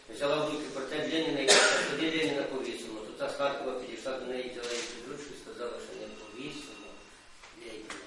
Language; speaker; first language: Ukrainian; native; Ukrainian